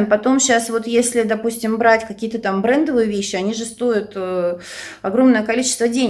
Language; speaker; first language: Russian; native; Russian